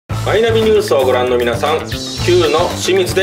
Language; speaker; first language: Japanese; native; Japanese